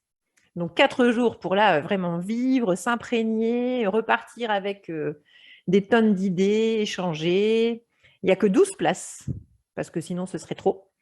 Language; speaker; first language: French; native; French